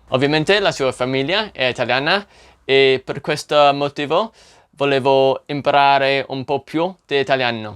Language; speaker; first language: Italian; non-native, learner; English